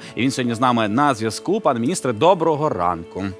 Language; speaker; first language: Ukrainian; native; Ukrainian